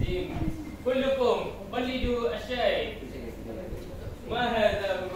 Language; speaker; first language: Arabic; non-native, learner; Malay